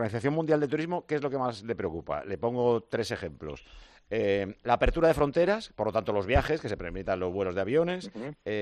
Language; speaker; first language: Spanish; native; Spanish